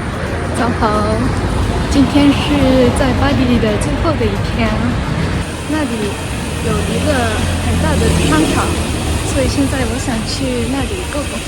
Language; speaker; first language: Chinese; non-native, learner; Japanese